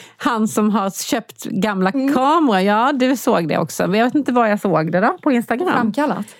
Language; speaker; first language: Swedish; native; Swedish